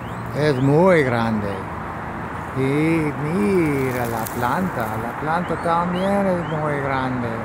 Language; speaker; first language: Spanish; non-native, learner; English